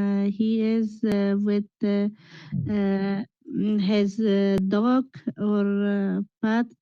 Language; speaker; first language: English; non-native, learner; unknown